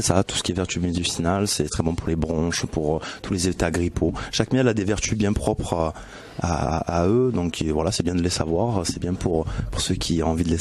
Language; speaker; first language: French; native; French